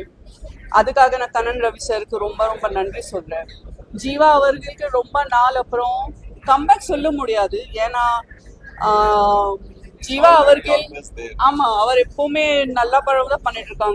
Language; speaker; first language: Tamil; non-native, fluent; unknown